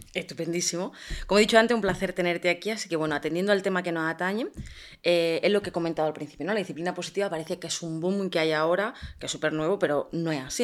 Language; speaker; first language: Spanish; native; Spanish